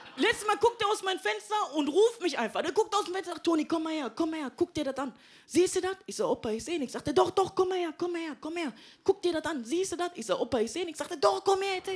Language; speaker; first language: German; native; German